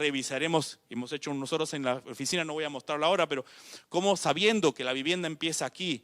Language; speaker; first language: Spanish; native; Spanish